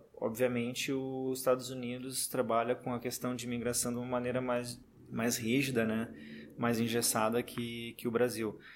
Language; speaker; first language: Portuguese; native; Portuguese